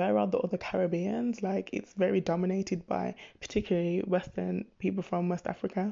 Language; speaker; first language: English; native; English